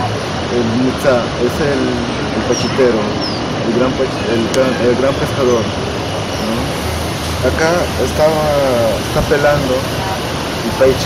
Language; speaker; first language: Spanish; non-native, local second language; Shipibo-Conibo